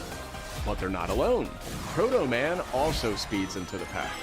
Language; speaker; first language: English; native; English